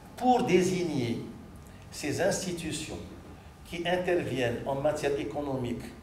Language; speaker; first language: French; non-native, local second language; Arabic